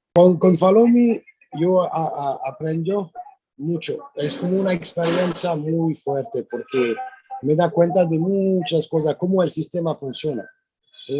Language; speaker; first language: Spanish; non-native, learner; French